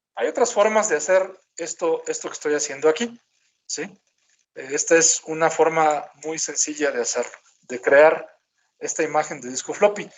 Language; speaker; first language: Spanish; native; Spanish